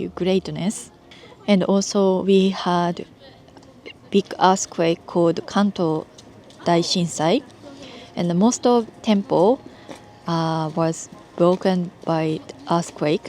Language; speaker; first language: English; non-native, learner; Japanese